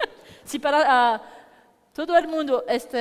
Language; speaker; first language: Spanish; non-native, learner; French